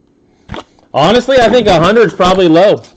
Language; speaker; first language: English; native; English